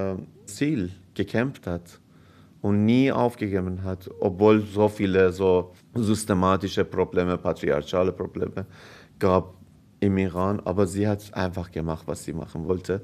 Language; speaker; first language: German; non-native, fluent; Persian